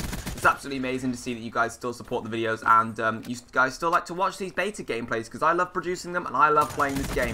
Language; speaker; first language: English; native; English